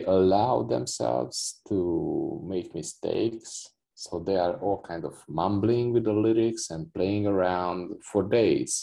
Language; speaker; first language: English; non-native, fluent; Hungarian